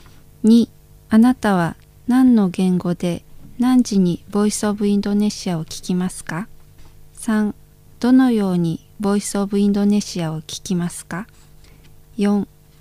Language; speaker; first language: Japanese; non-native, learner; Indonesian